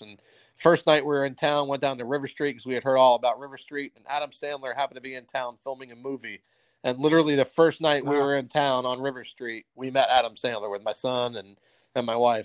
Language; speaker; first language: English; native; English